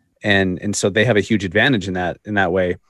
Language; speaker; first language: English; native; English